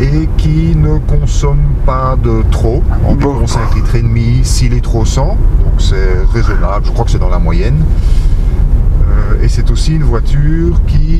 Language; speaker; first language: French; native; French